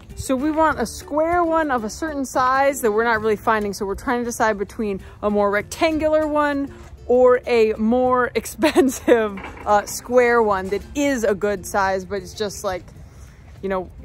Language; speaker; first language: English; native; English